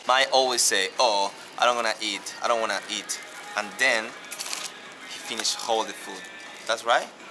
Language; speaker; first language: English; non-native, learner; Spanish